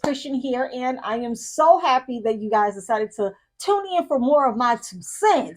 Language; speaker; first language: English; native; English